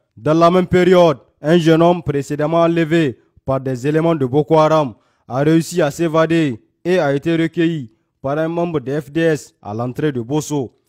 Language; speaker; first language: French; non-native, local second language; Hausa